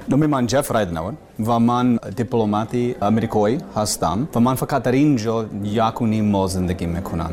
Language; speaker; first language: Persian; non-native, learner; English